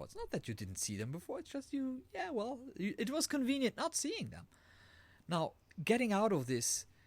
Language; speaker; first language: English; non-native, fluent; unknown